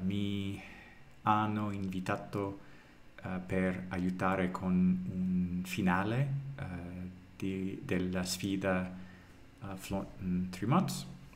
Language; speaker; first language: Italian; non-native, learner; English